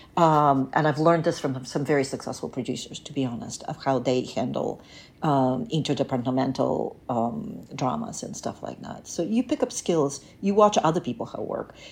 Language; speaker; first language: English; early bilingual, other home language; Bulgarian